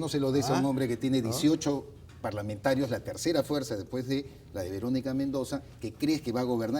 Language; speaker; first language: Spanish; native; Spanish